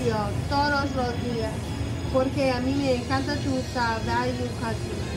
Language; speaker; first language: Spanish; non-native, learner; English